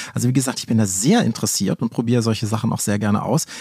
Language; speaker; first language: German; native; German